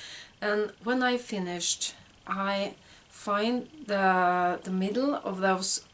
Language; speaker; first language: English; non-native, fluent; Norwegian